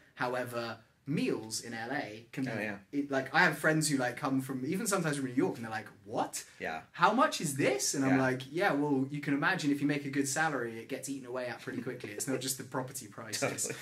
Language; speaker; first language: English; native; English